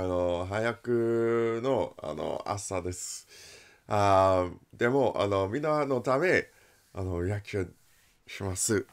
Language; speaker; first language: Japanese; non-native, learner; English